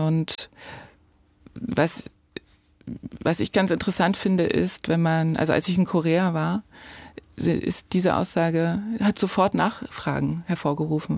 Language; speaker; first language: German; native; German